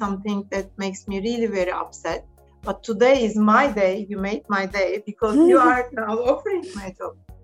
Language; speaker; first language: English; non-native, fluent; Turkish